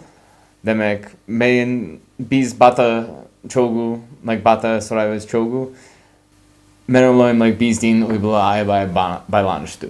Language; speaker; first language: Kyrgyz; non-native, learner; English